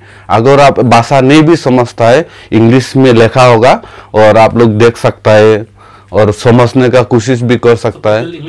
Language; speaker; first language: Hindi; non-native, local second language; Khasi